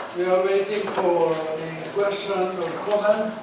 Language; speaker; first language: English; non-native, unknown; Albanian